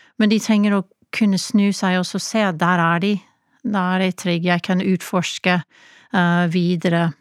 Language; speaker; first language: Norwegian; non-native, fluent; English